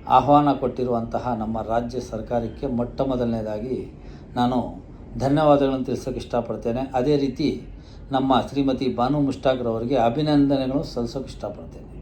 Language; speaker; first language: Kannada; native; Kannada